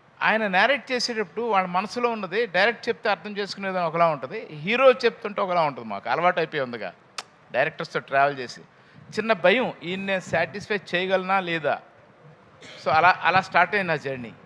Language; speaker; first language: Telugu; native; Telugu